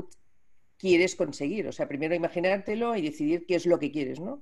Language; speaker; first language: Spanish; native; Spanish